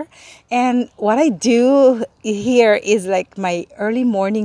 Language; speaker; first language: English; non-native, local second language; Filipino